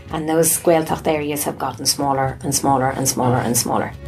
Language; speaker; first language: English; native; English